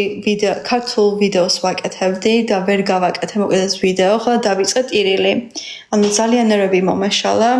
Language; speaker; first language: Georgian; early bilingual, heritage; Georgian